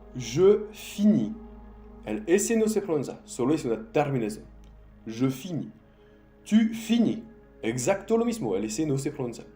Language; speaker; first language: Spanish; non-native, fluent; French